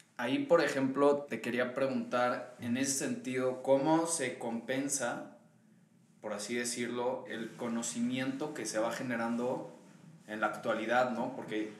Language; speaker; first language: Spanish; native; Spanish